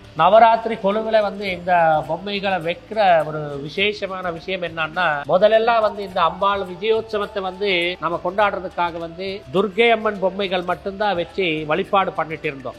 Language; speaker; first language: Tamil; non-native, local second language; Telugu